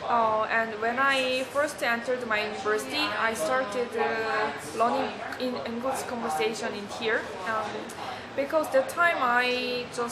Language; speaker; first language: English; non-native, learner; Korean